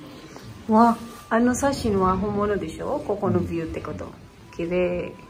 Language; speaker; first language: Japanese; non-native, learner; Filipino